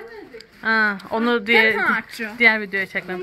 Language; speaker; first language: Turkish; native; Turkish